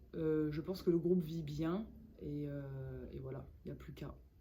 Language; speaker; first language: French; native; French